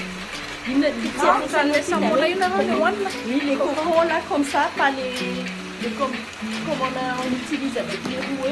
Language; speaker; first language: French; non-native, local second language; Malagasy